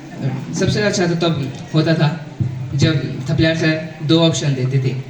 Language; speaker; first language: Hindi; native; Hindi